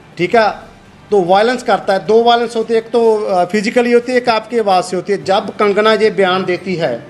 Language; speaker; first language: Hindi; non-native, local second language; Punjabi